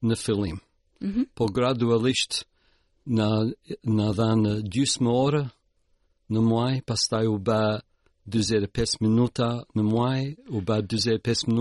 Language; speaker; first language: Albanian; early bilingual, heritage; Albanian